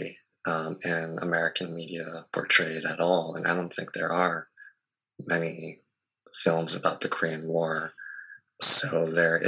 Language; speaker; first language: English; native; English